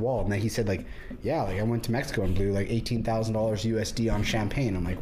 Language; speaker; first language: English; native; English